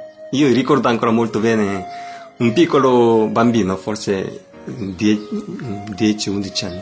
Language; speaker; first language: Italian; non-native, learner; Korean